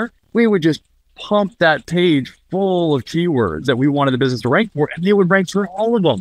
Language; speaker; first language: English; native; English